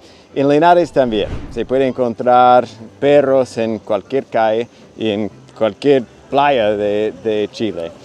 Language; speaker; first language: Spanish; non-native, fluent; English